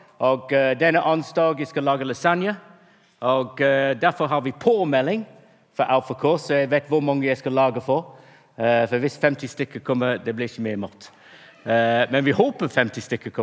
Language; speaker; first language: Norwegian; non-native, fluent; English